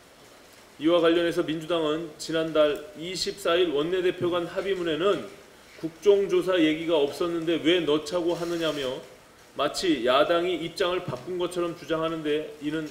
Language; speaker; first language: Korean; native; Korean